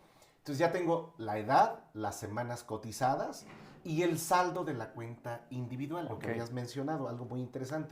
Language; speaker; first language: Spanish; native; Spanish